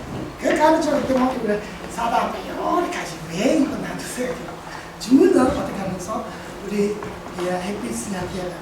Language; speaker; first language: Korean; non-native, learner; Tibetan